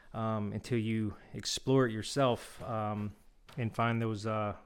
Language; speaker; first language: English; non-native, fluent; Korean